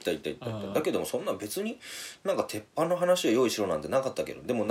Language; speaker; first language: Japanese; native; Japanese